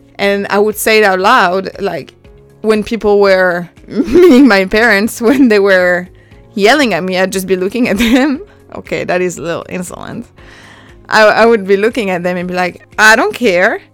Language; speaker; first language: English; non-native, fluent; French